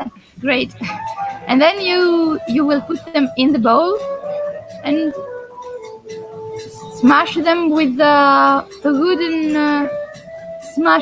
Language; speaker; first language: English; non-native, fluent; Greek